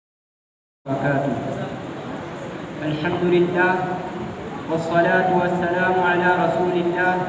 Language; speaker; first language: Arabic; non-native, learner; Urdu